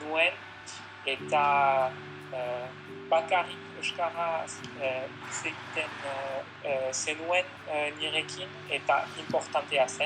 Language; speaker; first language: Basque; non-native, learner; French